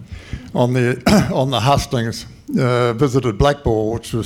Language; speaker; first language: English; native; English